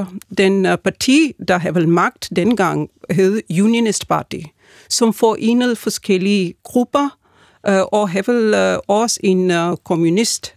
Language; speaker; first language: Danish; non-native, fluent; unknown